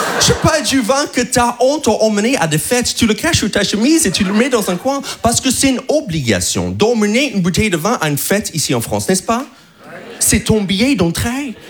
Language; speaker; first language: French; non-native, fluent; English